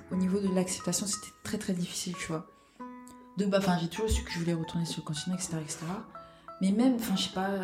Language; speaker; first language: French; early bilingual, other home language; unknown